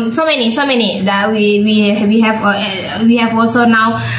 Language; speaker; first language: English; non-native, learner; Indonesian